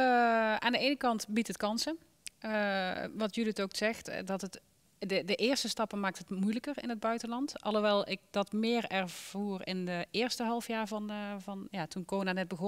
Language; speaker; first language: Dutch; native; Dutch